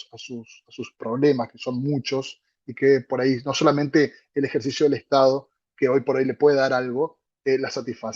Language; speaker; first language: Spanish; native; Spanish